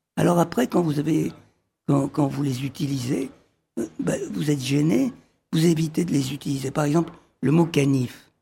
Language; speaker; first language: French; early bilingual, other home language; Arabic